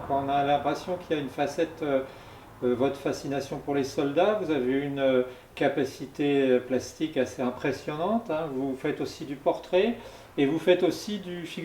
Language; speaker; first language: French; native; French